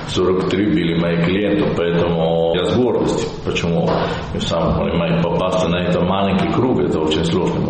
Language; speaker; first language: Russian; non-native, learner; Italian